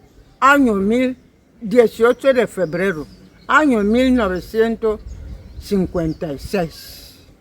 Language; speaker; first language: Spanish; non-native, learner; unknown